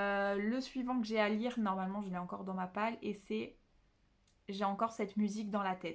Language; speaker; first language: French; native; French